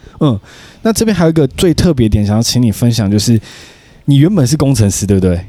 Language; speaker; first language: Chinese; native; Chinese